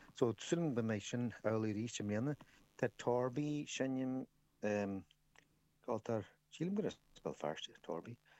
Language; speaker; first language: Irish; native; Irish